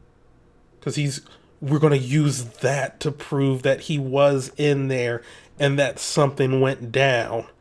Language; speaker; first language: English; native; English